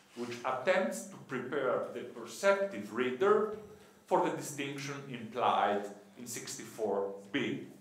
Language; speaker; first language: English; non-native, fluent; Greek